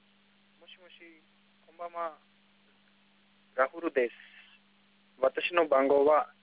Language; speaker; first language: Japanese; non-native, learner; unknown